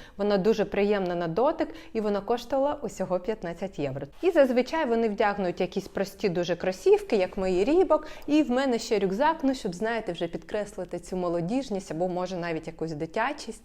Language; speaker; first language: Ukrainian; native; Ukrainian